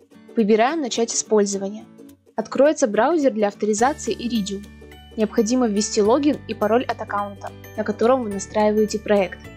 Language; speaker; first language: Russian; native; Russian